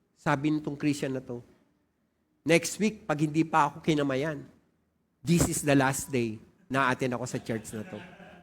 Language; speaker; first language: Filipino; non-native, local second language; Waray